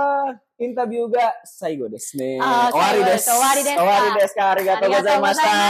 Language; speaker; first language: Japanese; non-native, learner; Indonesian